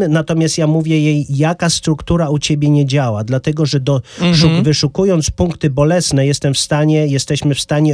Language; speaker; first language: Polish; native; Polish